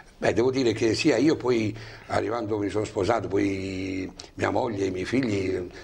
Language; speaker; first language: Italian; native; Italian